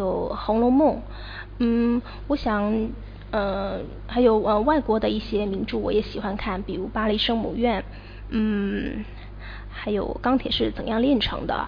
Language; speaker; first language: Chinese; native; Chinese